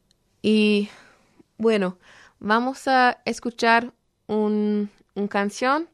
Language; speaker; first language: Spanish; non-native, fluent; English